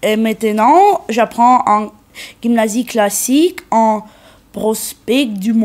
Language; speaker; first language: French; non-native, learner; Russian